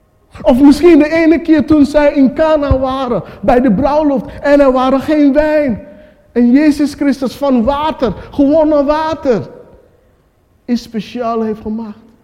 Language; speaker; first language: Dutch; non-native, fluent; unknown